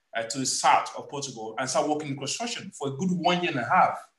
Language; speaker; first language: English; non-native, local second language; Igbo